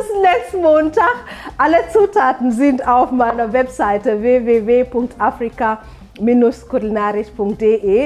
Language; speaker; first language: German; non-native, fluent; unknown